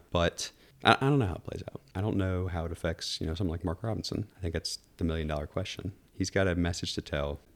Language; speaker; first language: English; native; English